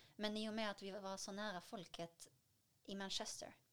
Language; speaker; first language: Swedish; early bilingual, other home language; Arabic